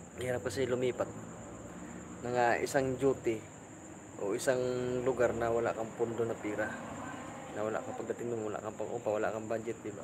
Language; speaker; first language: Filipino; non-native, local second language; Masbatenyo